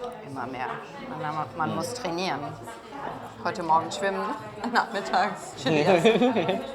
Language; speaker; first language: German; non-native, fluent; French